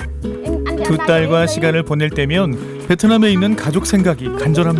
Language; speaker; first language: Korean; native; Korean